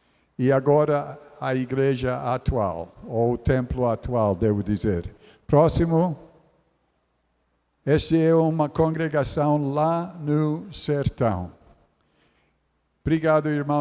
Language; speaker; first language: Portuguese; non-native, fluent; English